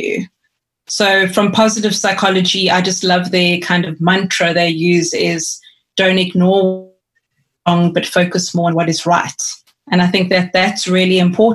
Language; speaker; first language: English; native; English